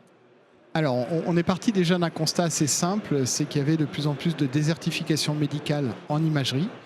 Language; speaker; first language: French; native; French